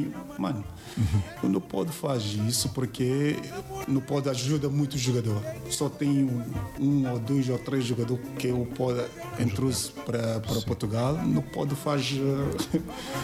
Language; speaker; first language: Portuguese; non-native, learner; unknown